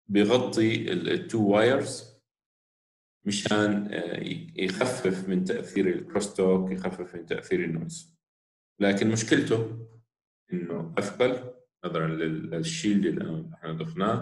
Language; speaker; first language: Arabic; native; Arabic